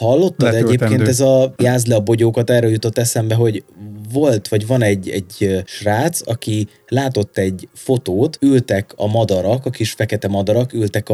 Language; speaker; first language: Hungarian; native; Hungarian